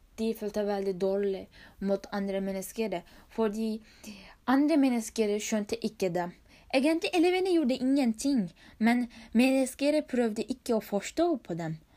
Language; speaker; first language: Norwegian; non-native, learner; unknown